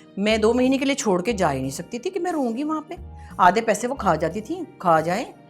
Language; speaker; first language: Urdu; non-native, local second language; Punjabi